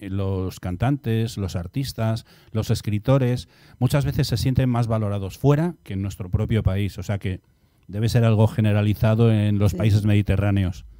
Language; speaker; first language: Spanish; native; Spanish